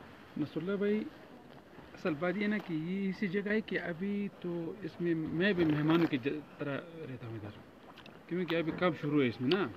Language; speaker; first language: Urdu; non-native, local second language; Pashto